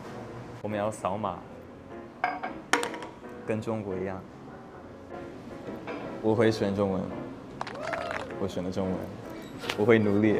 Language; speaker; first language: Chinese; non-native, fluent; English